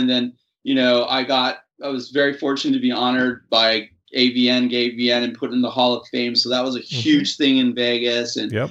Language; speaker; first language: English; native; English